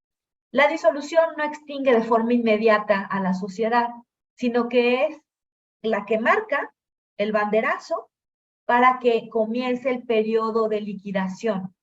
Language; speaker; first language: Spanish; native; Spanish